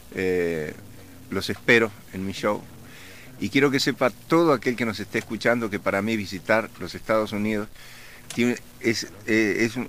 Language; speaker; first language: Spanish; native; Spanish